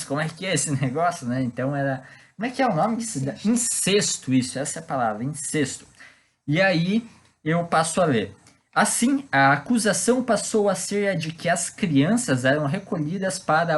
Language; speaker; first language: Portuguese; native; Portuguese